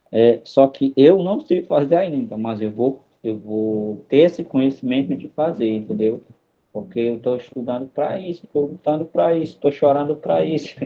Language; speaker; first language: Portuguese; non-native, local second language; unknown